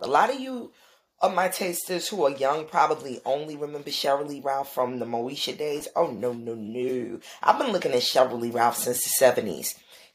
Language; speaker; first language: English; native; English